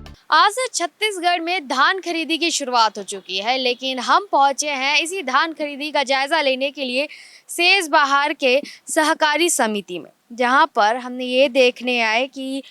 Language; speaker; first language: Hindi; native; Hindi